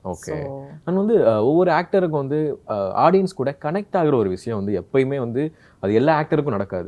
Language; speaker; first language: Tamil; native; Tamil